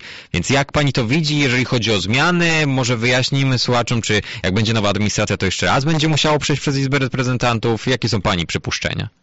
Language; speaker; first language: Polish; native; Polish